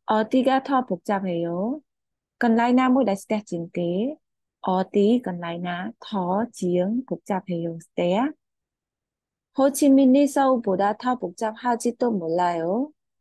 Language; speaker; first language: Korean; non-native, fluent; Khmer